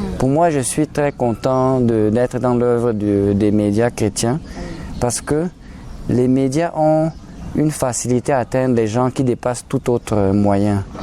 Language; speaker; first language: French; non-native, local second language; German